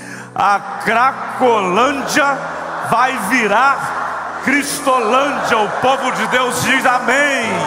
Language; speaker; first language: Portuguese; native; Portuguese